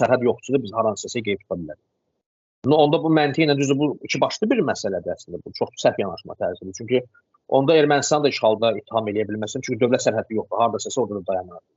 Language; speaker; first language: Azerbaijani; non-native, local second language; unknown